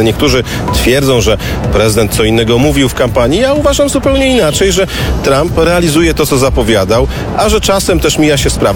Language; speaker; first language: Polish; native; Polish